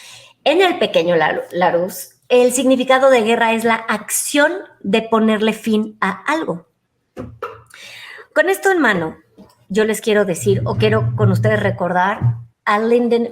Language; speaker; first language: Spanish; native; Spanish